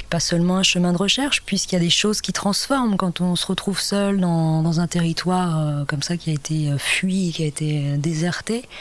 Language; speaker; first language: French; native; French